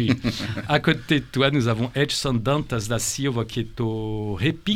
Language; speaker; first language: French; native; French